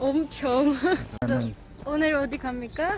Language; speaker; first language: Korean; non-native, fluent; Turkish